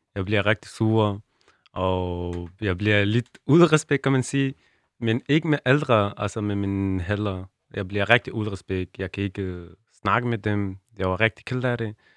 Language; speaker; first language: Danish; non-native, learner; Persian